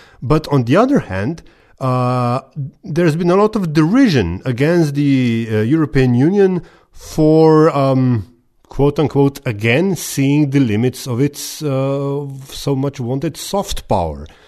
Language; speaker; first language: English; non-native, fluent; Slovenian